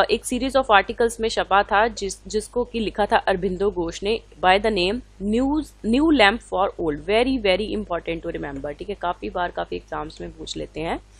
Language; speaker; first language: Hindi; non-native, local second language; Punjabi